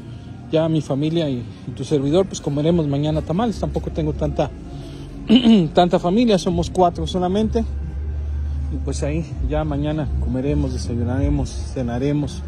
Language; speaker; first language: Spanish; native; Spanish